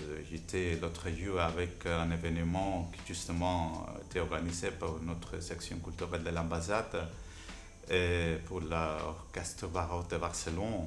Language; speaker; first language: French; non-native, fluent; Spanish